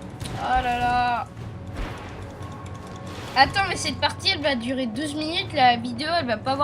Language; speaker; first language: French; native; French